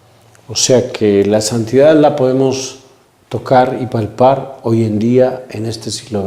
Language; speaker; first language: Spanish; native; Spanish